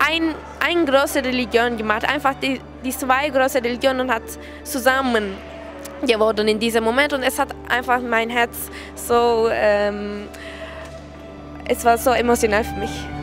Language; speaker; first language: German; non-native, learner; Turkish